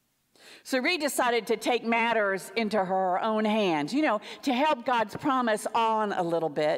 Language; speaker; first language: English; native; English